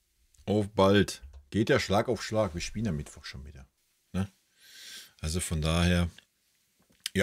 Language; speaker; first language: German; native; German